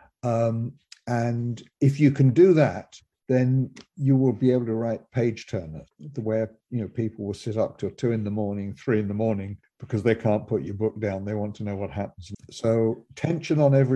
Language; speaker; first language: English; native; English